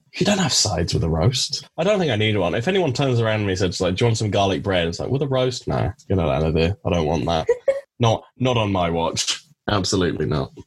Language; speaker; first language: English; native; English